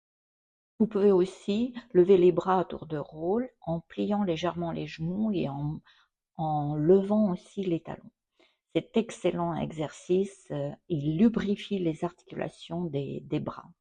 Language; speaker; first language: French; non-native, fluent; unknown